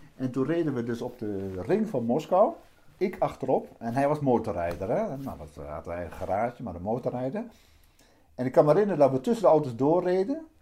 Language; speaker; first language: Dutch; native; Dutch